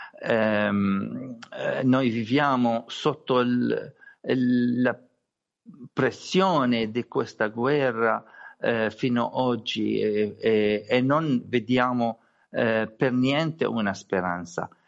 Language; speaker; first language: Italian; non-native, learner; Arabic